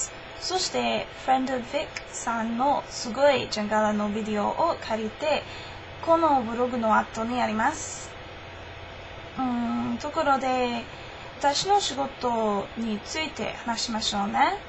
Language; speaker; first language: Japanese; non-native, learner; English